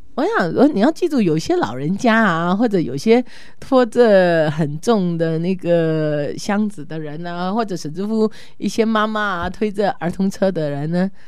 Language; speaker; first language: Chinese; native; Chinese